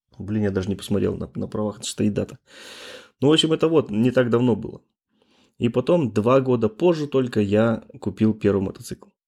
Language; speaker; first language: Russian; native; Russian